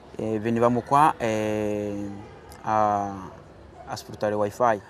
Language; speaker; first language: Italian; non-native, fluent; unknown